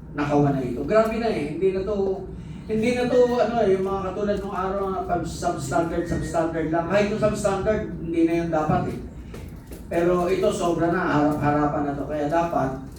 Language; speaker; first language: Filipino; native; Filipino